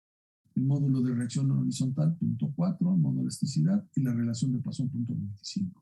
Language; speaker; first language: Spanish; native; Spanish